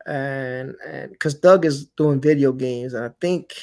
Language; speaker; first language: English; non-native, fluent; Spanish